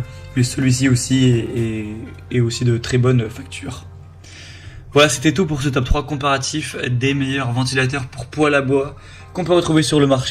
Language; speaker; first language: French; native; French